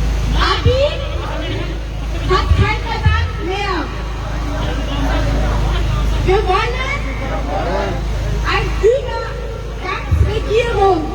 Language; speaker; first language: German; non-native, learner; Oromo